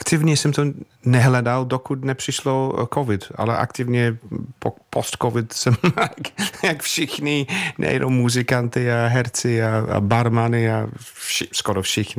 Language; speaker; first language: Czech; non-native, fluent; English